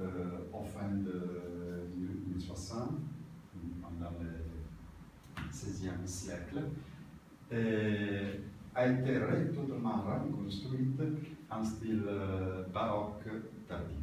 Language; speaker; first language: French; non-native, learner; Italian